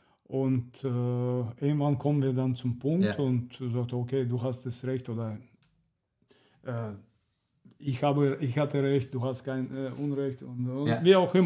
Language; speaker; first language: German; non-native, fluent; Russian